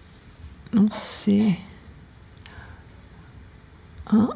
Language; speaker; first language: French; non-native, learner; German